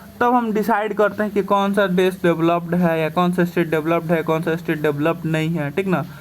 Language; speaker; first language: Hindi; native; Hindi